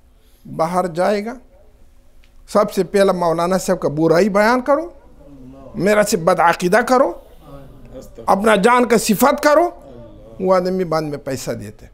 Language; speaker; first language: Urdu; non-native, local second language; Pashto